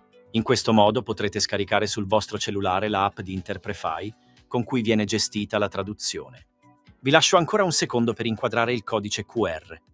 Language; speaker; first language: Italian; native; Italian